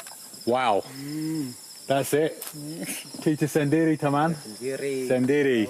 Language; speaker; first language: Indonesian; non-native, learner; English